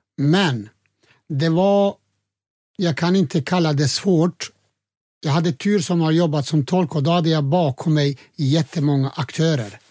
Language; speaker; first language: Swedish; non-native, fluent; Albanian